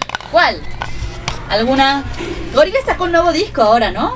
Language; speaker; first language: Spanish; native; Spanish